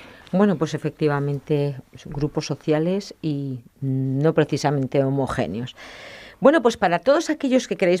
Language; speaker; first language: Spanish; native; Spanish